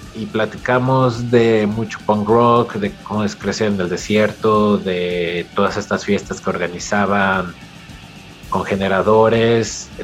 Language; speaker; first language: English; non-native, fluent; Spanish